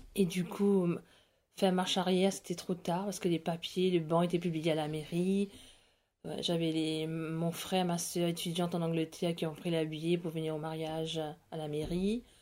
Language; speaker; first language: French; non-native, local second language; Morisyen